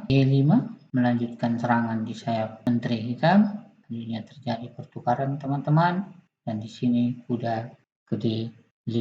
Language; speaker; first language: Indonesian; native; Indonesian